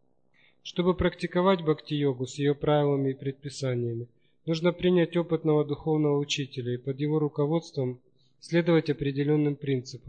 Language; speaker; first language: Russian; native; Russian